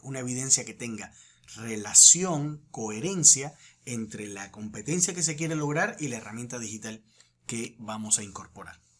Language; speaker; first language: Spanish; native; Spanish